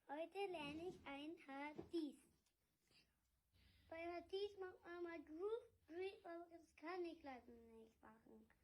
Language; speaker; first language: German; early bilingual, other home language; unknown